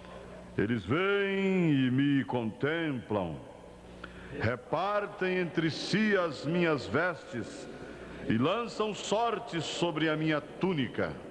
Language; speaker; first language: Portuguese; native; Portuguese